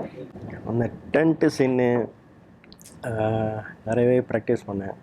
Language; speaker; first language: Tamil; early bilingual, heritage; Tamil